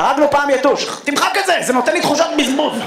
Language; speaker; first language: Hebrew; native; Hebrew